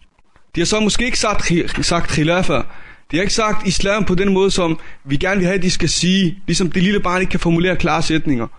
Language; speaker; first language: Danish; native; Danish